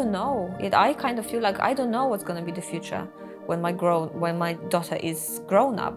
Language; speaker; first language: English; non-native, fluent; Polish